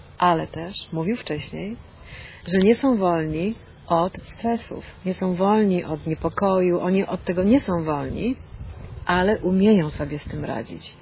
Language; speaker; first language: Polish; native; Polish